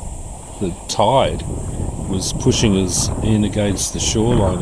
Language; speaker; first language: English; native; English